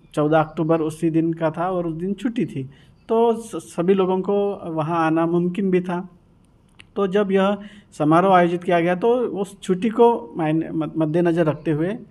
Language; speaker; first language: Hindi; non-native, local second language; Marathi